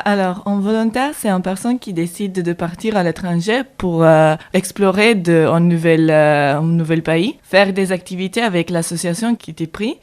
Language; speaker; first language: French; non-native, learner; Italian